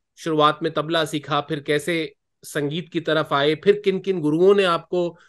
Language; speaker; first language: Hindi; native; Hindi